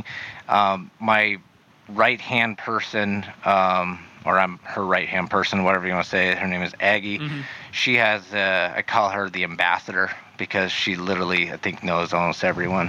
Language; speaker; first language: English; native; English